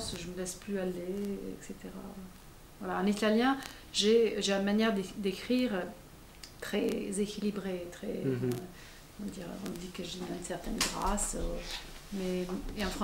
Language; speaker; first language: French; non-native, fluent; Italian